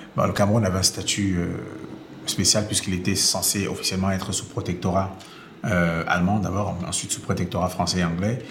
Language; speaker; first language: French; non-native, local second language; Basaa